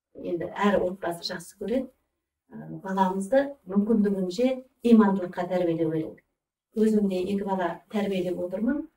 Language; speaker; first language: Kazakh; early bilingual, heritage; Kazakh